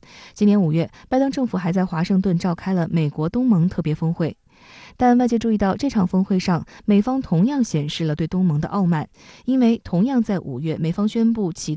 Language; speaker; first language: Chinese; native; Chinese